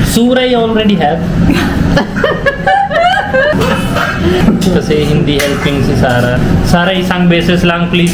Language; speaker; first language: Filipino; non-native, learner; Punjabi